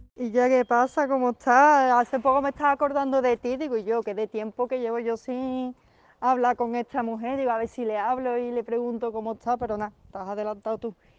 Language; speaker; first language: Spanish; native; Spanish